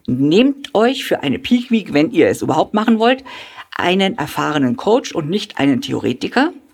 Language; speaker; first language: German; native; German